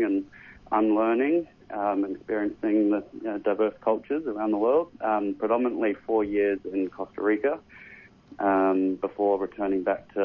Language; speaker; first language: English; native; English